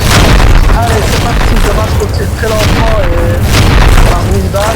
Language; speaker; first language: French; native; French